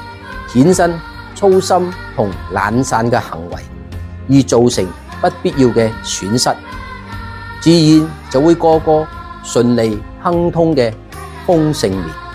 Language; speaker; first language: Chinese; non-native, local second language; Cantonese